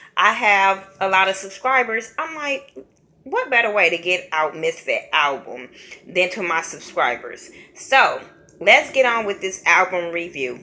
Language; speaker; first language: English; native; English